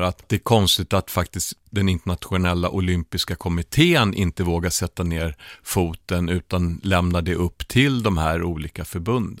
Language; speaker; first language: Swedish; native; Swedish